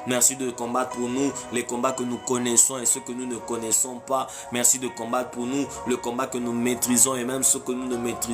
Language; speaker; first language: French; non-native, local second language; Lingala